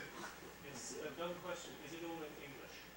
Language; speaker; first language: English; native; English